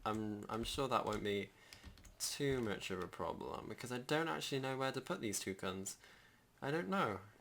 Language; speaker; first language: English; native; English